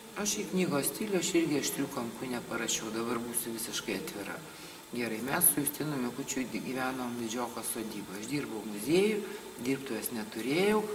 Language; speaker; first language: Lithuanian; native; Lithuanian